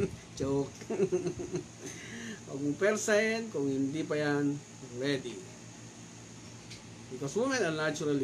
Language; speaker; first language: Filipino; native; Filipino